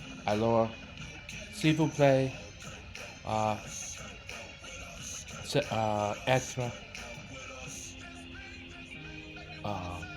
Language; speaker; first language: French; non-native, learner; English